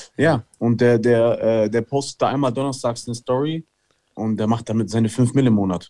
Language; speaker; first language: German; early bilingual, other home language; Italian